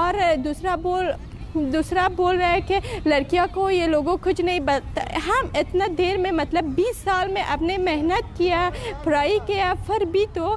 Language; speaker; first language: Hindi; non-native, learner; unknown